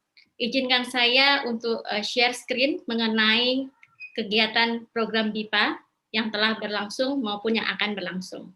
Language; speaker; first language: Indonesian; native; Indonesian